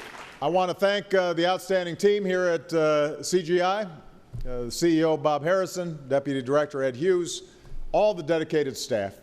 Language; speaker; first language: English; native; English